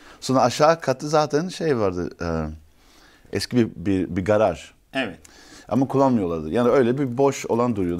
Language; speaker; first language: Turkish; early bilingual, heritage; Turkish